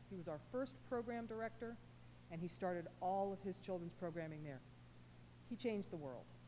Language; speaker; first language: English; native; English